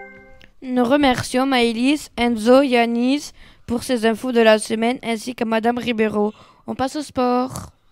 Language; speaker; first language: French; native; French